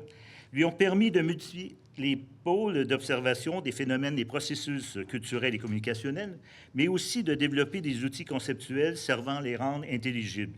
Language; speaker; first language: French; native; French